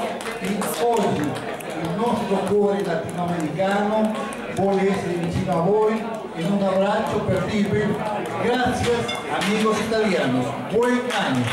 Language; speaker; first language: Italian; non-native, fluent; Spanish